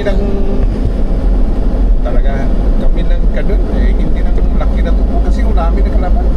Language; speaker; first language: Filipino; non-native, learner; Chinese